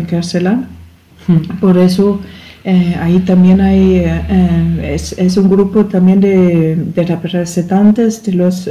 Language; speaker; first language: Spanish; non-native, learner; German